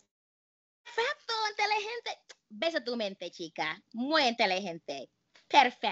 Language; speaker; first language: Spanish; non-native, fluent; English